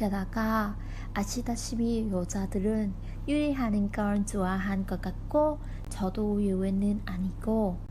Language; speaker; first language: Korean; non-native, learner; Vietnamese